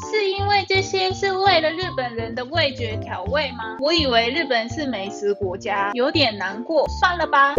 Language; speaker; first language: Chinese; non-native, fluent; Japanese